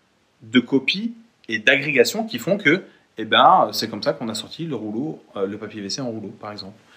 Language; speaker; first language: French; native; French